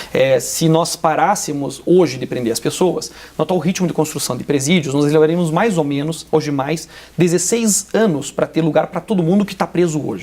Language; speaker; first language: Portuguese; native; Portuguese